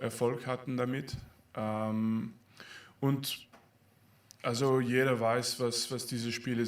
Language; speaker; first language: German; non-native, fluent; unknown